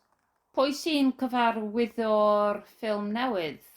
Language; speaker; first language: Welsh; non-native, learner; English